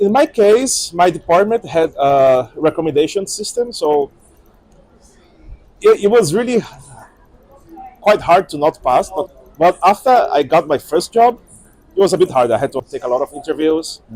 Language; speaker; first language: English; non-native, fluent; Portuguese